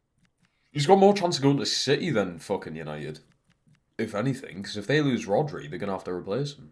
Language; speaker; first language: English; native; English